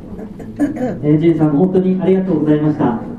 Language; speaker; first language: Japanese; native; Japanese